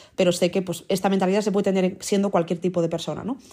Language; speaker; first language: Spanish; early bilingual, other home language; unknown